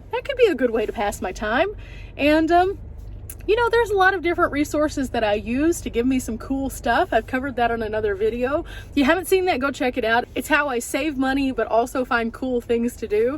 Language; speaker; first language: English; native; English